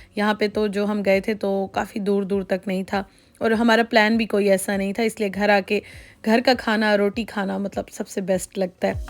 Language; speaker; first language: Urdu; native; Urdu